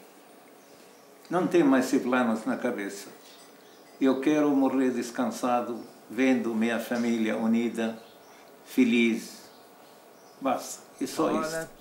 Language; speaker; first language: Portuguese; non-native, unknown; Arabic